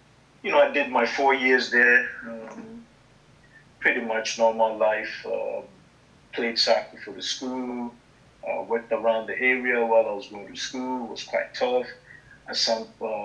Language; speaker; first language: English; native; English